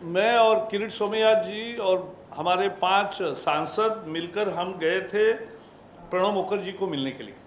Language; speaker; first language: Hindi; non-native, local second language; Marathi